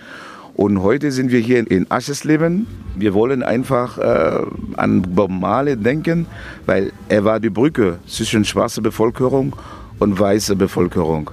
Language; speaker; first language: German; non-native, fluent; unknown